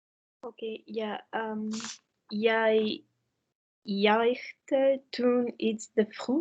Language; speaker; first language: Dutch; non-native, learner; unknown